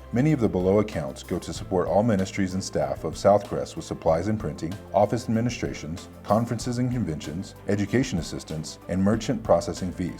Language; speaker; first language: English; native; English